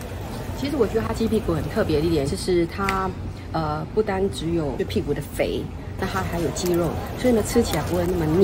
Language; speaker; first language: Chinese; native; Chinese